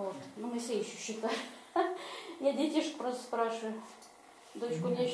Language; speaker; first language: Russian; native; Russian